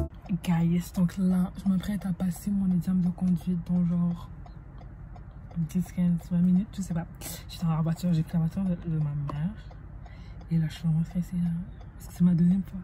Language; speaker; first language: French; native; French